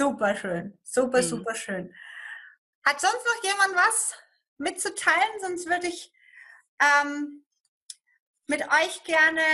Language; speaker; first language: German; native; German